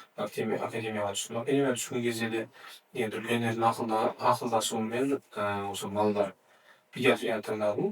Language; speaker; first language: Kazakh; native; Kazakh